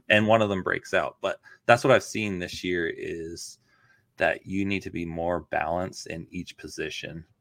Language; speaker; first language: English; native; English